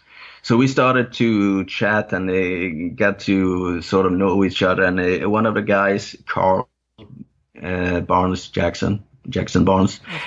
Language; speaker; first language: English; non-native, fluent; Danish